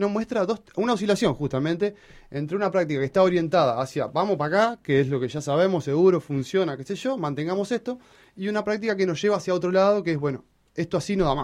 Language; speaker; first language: Spanish; native; Spanish